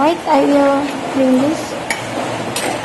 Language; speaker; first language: English; non-native, learner; Indonesian